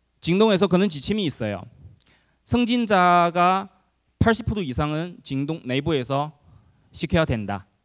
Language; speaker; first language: Korean; non-native, fluent; Chinese